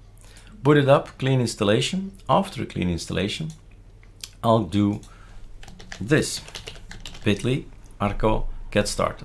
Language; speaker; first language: English; non-native, fluent; Dutch